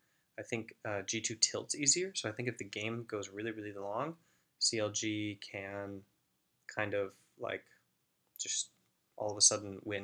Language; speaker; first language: English; native; English